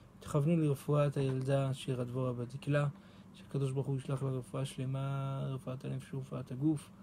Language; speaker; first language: Hebrew; native; Hebrew